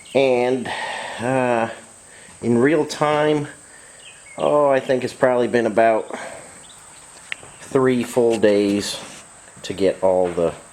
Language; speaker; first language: English; native; English